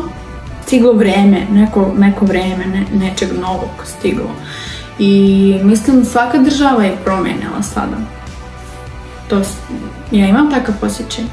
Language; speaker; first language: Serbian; non-native, learner; Russian